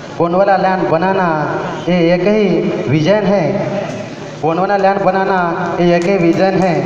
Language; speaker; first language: Hindi; non-native, local second language; Marathi